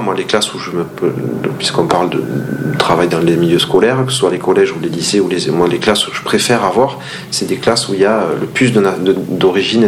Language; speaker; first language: French; native; French